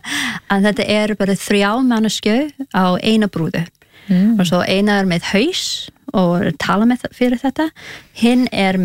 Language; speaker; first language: Icelandic; non-native, learner; English